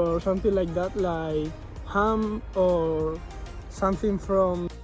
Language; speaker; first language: English; non-native, learner; Spanish